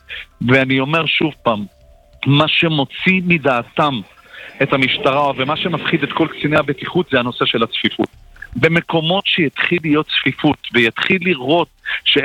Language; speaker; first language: Hebrew; native; Hebrew